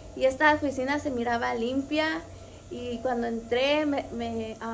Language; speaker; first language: Spanish; early bilingual, heritage; Spanish